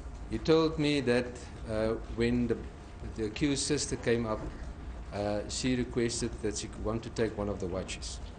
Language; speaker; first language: English; non-native, local second language; Afrikaans